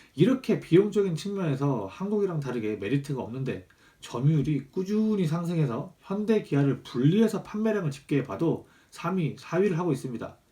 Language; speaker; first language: Korean; native; Korean